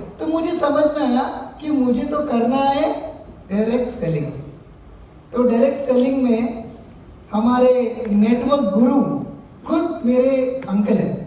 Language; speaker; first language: Hindi; native; Hindi